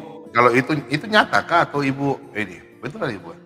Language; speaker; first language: Indonesian; native; Indonesian